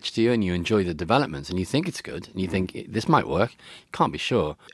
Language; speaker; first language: English; native; English